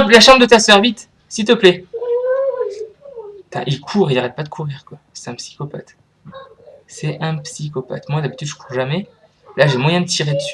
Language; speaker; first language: French; native; French